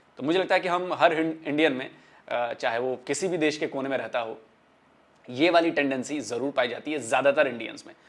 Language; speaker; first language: Hindi; non-native, local second language; Bhojpuri